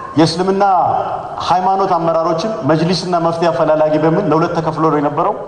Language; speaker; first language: Amharic; non-native, local second language; Oromo